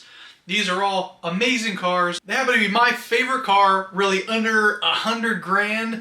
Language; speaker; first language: English; native; English